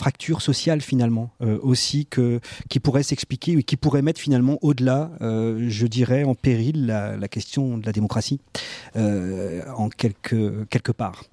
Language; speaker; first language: French; native; French